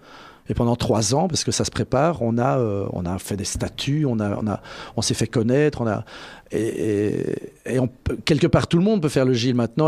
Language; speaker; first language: French; native; French